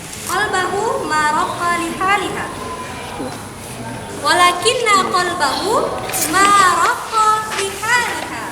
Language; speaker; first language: Arabic; non-native, fluent; Indonesian